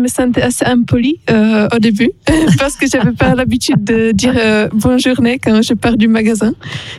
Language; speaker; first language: French; non-native, fluent; Czech